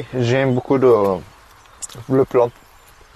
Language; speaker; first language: French; non-native, learner; Persian